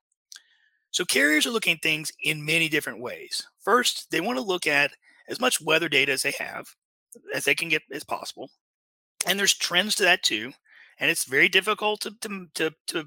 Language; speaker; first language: English; native; English